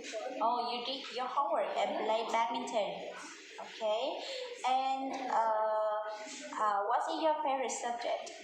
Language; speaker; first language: English; non-native, fluent; Vietnamese